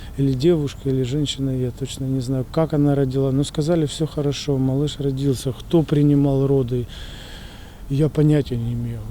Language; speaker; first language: Russian; native; Russian